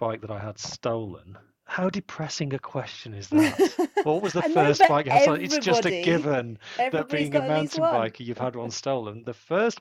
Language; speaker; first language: English; native; English